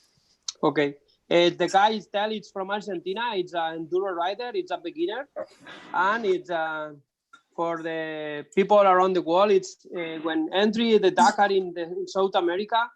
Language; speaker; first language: English; non-native, learner; Spanish